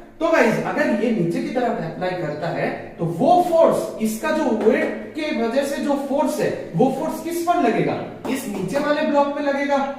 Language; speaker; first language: Hindi; native; Hindi